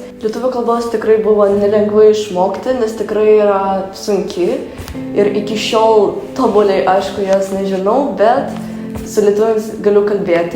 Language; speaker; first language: Lithuanian; non-native, learner; Ukrainian